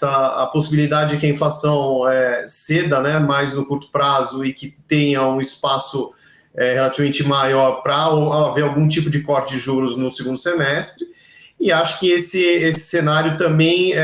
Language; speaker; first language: Portuguese; native; Portuguese